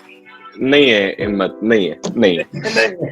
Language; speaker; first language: Hindi; native; Hindi